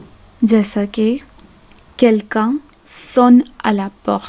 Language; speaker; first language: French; non-native, fluent; Urdu